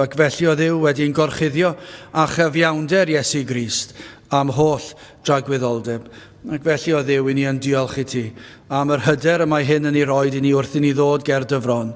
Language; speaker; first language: Welsh; native; Welsh